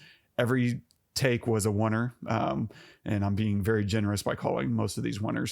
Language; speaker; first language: English; native; English